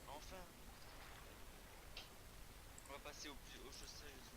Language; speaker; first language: French; native; French